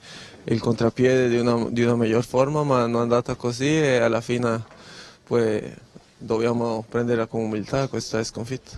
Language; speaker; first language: Italian; non-native, fluent; Spanish